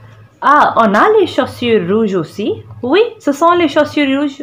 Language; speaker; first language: French; non-native, fluent; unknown